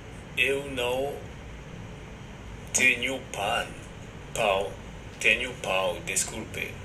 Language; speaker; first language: Portuguese; non-native, learner; French